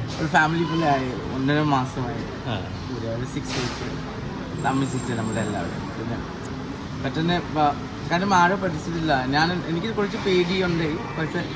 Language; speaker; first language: Malayalam; non-native, fluent; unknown